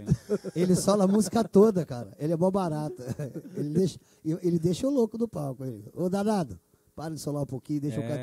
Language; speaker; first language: Portuguese; native; Portuguese